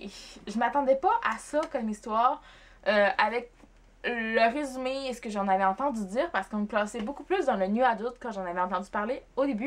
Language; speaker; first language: French; native; French